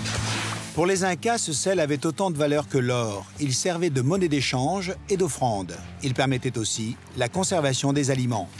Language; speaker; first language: French; native; French